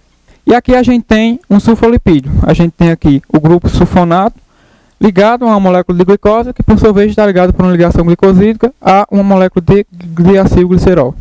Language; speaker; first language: Portuguese; native; Portuguese